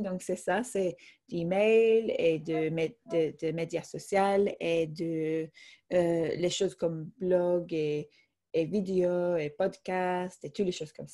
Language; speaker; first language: French; non-native, fluent; English